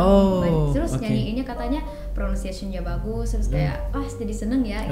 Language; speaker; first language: Indonesian; native; Indonesian